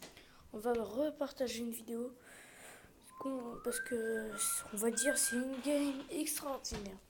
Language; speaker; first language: French; native; French